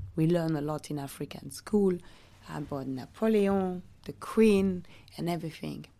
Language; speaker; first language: English; non-native, fluent; French